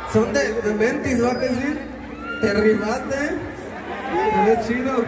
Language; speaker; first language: Spanish; native; Spanish